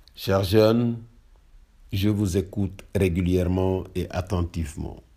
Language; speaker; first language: French; non-native, local second language; Wolof